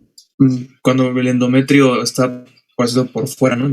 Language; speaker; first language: Spanish; native; Spanish